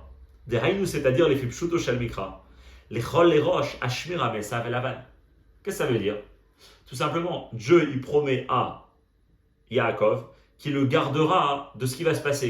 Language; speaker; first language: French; native; French